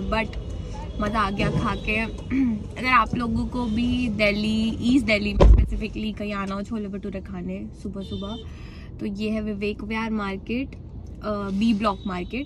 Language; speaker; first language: Hindi; native; Hindi